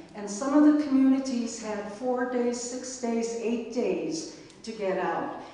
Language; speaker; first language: English; native; English